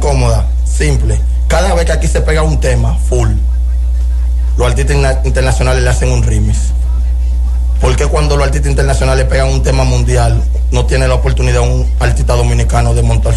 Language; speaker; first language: Spanish; native; Spanish